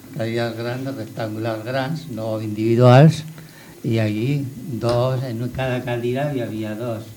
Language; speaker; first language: Catalan; non-native, local second language; Spanish